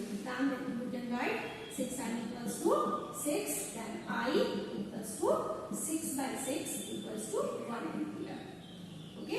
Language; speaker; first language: English; non-native, local second language; Hindi